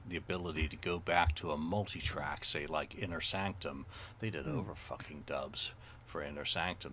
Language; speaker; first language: English; native; English